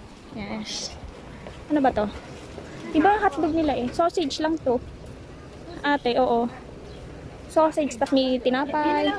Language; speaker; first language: Filipino; native; Filipino